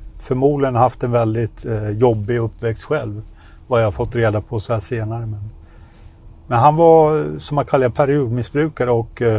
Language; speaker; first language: Swedish; early bilingual, other home language; Finnish